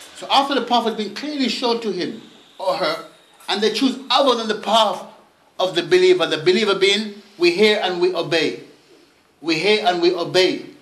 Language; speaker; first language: English; native; English